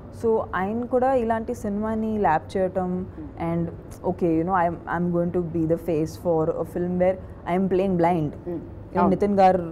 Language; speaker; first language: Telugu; non-native, fluent; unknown